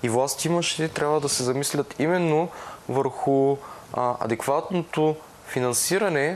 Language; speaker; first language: Bulgarian; native; Bulgarian